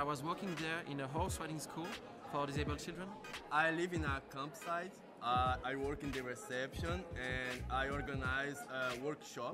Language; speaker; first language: English; non-native, fluent; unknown